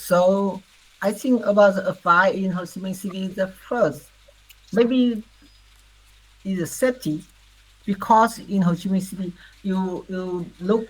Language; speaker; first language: English; non-native, learner; Vietnamese